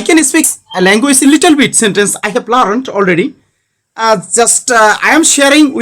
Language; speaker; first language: English; non-native, learner; Bangla